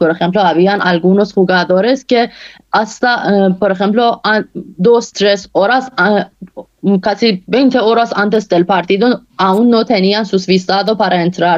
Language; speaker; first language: Spanish; non-native, fluent; Persian